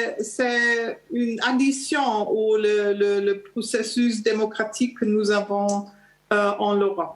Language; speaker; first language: French; non-native, fluent; German